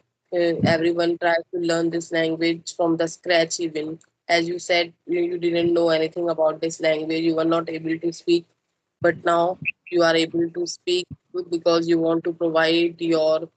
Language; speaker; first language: English; non-native, local second language; Hindi